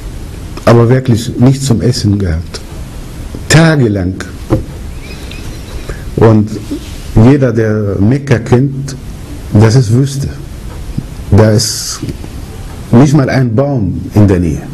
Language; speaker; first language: German; early bilingual, other home language; Arabic